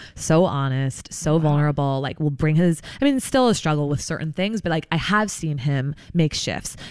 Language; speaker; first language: English; native; English